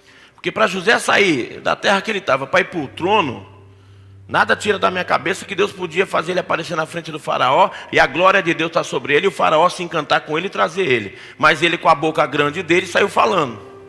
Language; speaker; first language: Portuguese; native; Portuguese